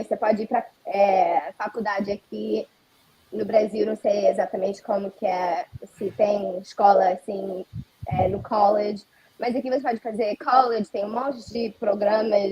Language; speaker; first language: Portuguese; early bilingual, heritage; Portuguese